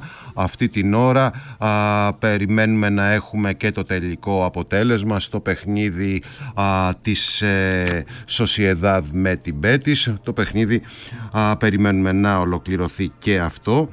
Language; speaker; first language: Greek; native; Greek